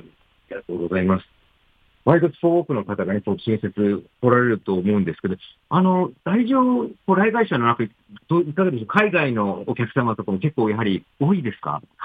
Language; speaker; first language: Japanese; native; Japanese